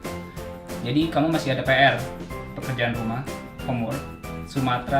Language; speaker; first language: Indonesian; native; Indonesian